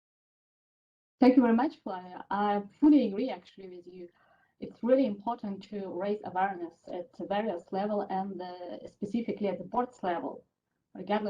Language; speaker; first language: English; non-native, fluent; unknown